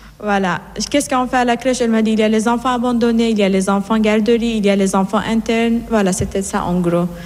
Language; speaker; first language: French; non-native, fluent; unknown